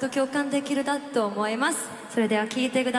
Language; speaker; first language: Japanese; non-native, fluent; Korean